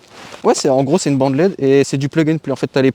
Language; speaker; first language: French; native; French